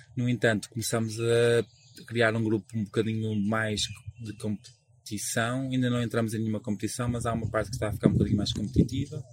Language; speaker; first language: Portuguese; native; Portuguese